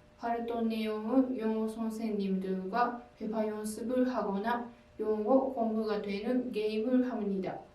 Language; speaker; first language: Korean; non-native, learner; Japanese